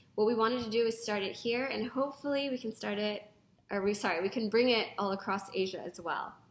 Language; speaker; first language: English; non-native, local second language; Filipino